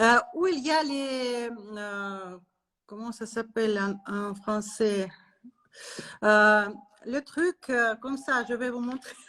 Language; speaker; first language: French; non-native, learner; Russian